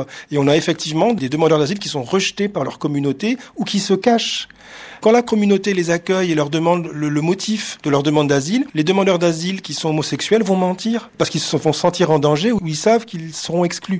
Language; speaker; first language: French; native; French